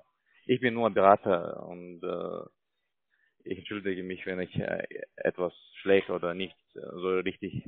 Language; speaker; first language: German; non-native, learner; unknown